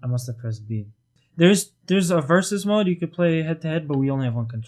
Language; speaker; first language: English; native; English